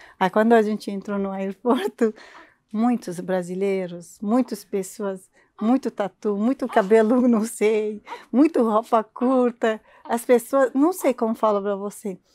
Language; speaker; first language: Portuguese; non-native, learner; Arabic